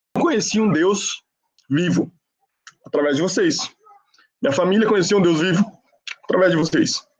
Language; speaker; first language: Portuguese; non-native, fluent; Spanish